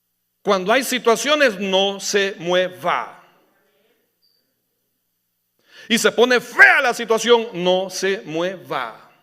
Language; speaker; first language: Spanish; native; Spanish